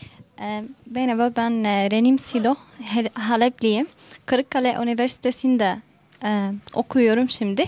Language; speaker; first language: Turkish; non-native, fluent; Arabic